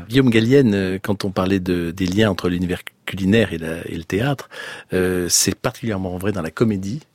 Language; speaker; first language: French; native; French